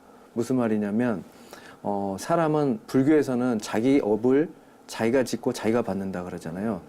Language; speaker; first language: Korean; native; Korean